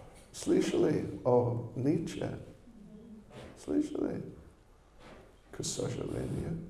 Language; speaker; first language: Russian; non-native, learner; English